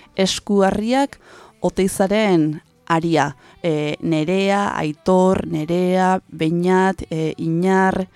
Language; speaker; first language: Basque; native; Basque